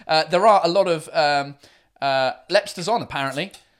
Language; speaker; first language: English; native; English